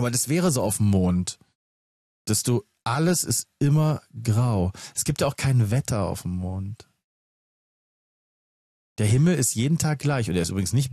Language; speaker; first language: German; native; German